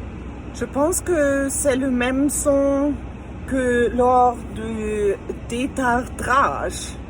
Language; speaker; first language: French; non-native, fluent; German